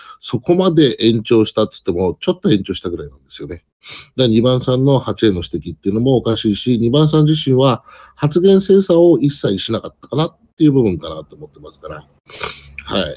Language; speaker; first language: Japanese; native; Japanese